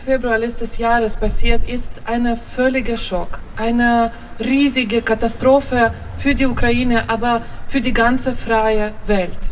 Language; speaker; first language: German; non-native, fluent; Ukrainian